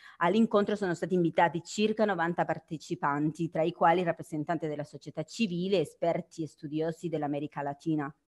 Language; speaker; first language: Italian; non-native, fluent; Spanish